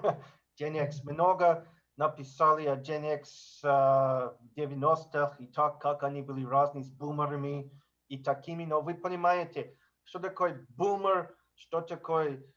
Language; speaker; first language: Russian; non-native, learner; English